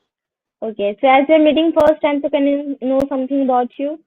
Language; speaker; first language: English; non-native, learner; Hindi